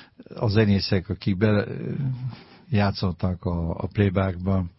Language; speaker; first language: Hungarian; non-native, fluent; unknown